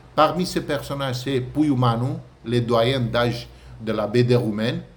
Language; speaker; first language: French; non-native, fluent; Romanian